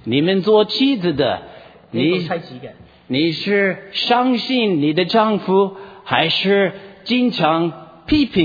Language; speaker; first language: Chinese; non-native, fluent; English